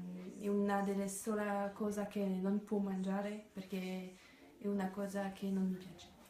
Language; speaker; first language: Italian; non-native, learner; French